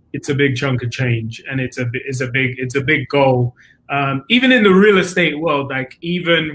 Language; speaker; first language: English; native; English